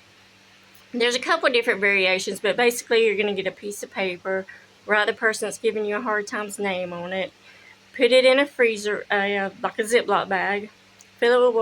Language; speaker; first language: English; native; English